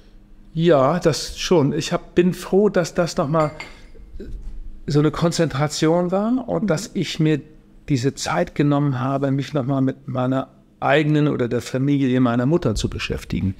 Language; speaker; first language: German; native; German